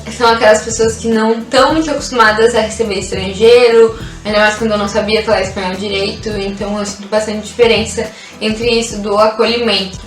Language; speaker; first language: Portuguese; native; Portuguese